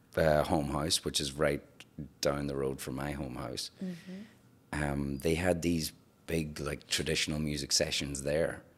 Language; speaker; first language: English; native; English